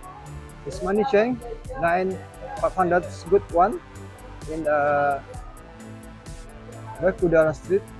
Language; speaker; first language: English; non-native, learner; Indonesian